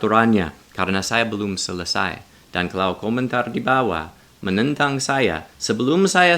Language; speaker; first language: Indonesian; non-native, learner; English